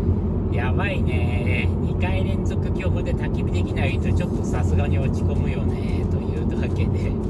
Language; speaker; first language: Japanese; native; Japanese